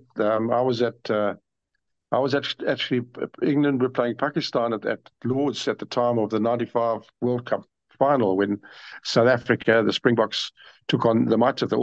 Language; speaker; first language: English; native; English